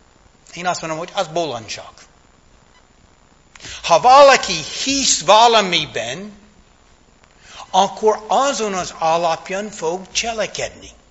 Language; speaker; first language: Hungarian; non-native, fluent; English